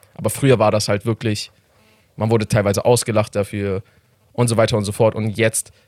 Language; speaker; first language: German; non-native, fluent; Persian